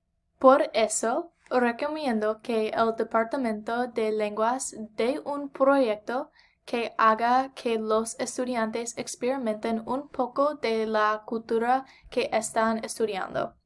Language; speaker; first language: Spanish; non-native, learner; English